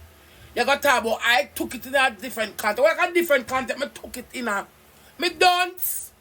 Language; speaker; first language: English; non-native, local second language; Jamaican Creole English